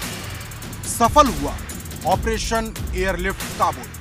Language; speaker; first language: Hindi; native; Hindi